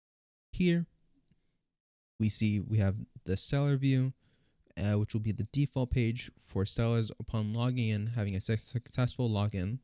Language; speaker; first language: English; native; English